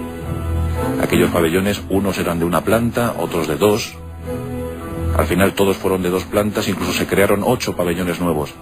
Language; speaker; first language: Spanish; native; Spanish